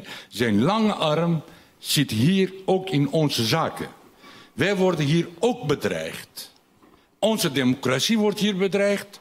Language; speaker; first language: Dutch; non-native, local second language; Turkish